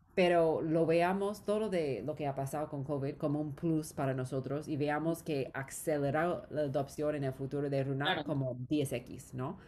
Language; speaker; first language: Spanish; non-native, fluent; English